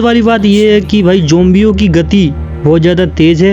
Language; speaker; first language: Hindi; native; Hindi